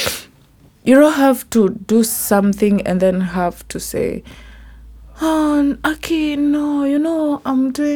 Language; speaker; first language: English; non-native, local second language; Meru